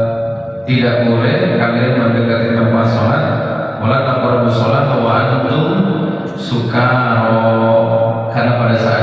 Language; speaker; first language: Indonesian; native; Indonesian